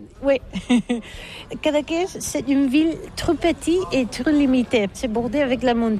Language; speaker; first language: French; non-native, learner; Catalan